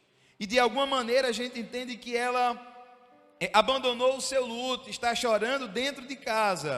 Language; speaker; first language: Portuguese; native; Portuguese